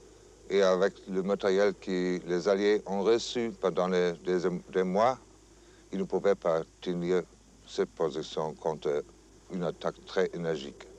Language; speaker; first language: French; non-native, fluent; German